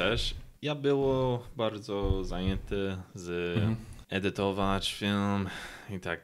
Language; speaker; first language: Polish; non-native, learner; English